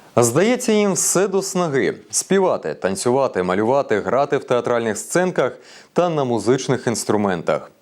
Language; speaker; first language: Ukrainian; native; Ukrainian